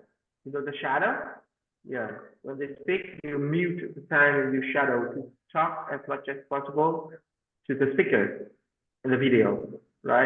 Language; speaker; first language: English; non-native, fluent; Vietnamese